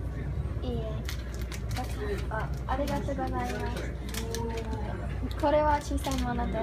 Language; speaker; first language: Japanese; non-native, learner; English